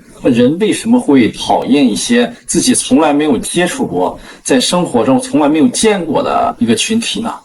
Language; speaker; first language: Chinese; native; Chinese